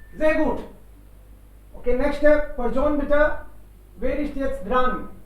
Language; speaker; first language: German; non-native, fluent; Hindi